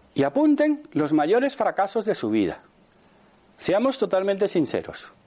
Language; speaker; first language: Spanish; native; Spanish